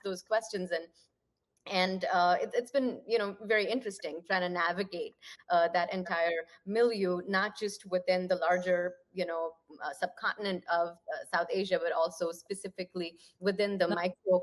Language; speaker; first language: English; non-native, local second language; Punjabi